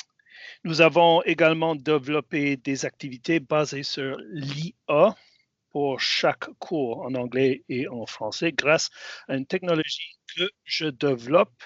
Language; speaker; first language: French; non-native, fluent; English